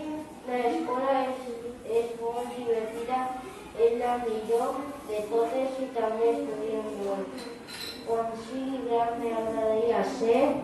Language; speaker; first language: Catalan; non-native, local second language; Spanish